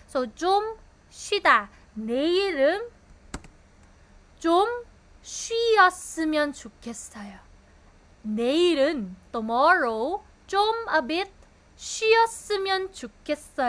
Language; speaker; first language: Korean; non-native, fluent; Filipino